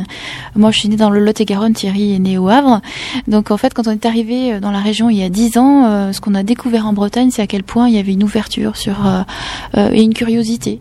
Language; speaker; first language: French; native; French